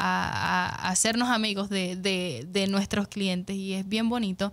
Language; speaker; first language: Spanish; native; Spanish